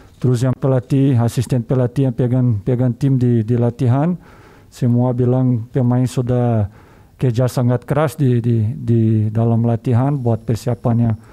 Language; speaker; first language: Indonesian; non-native, learner; Portuguese